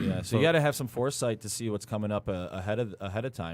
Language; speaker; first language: English; native; English